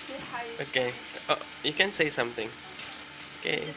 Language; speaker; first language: English; non-native, local second language; Filipino